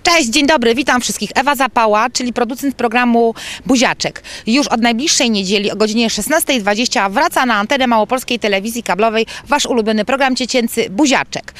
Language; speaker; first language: Polish; native; Polish